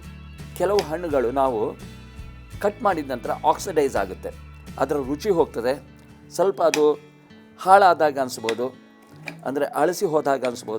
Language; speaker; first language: Kannada; native; Kannada